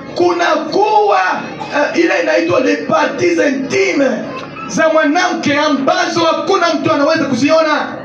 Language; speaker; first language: Swahili; non-native, local second language; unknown